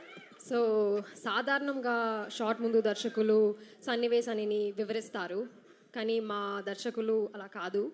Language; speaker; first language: Telugu; non-native, learner; Malayalam